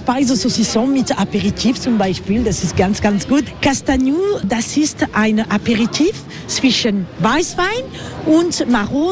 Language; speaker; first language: German; non-native, learner; French